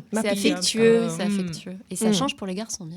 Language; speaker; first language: French; native; French